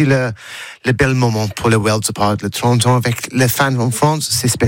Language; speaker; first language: French; non-native, learner; English